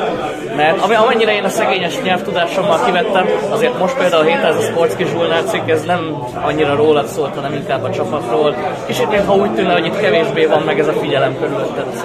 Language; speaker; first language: Hungarian; native; Hungarian